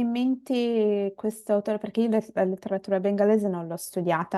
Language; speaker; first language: Italian; early bilingual, other home language; Bangla